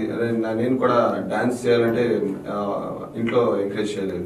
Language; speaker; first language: Telugu; non-native, fluent; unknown